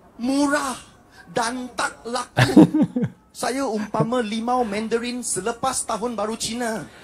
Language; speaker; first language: Malay; non-native, local second language; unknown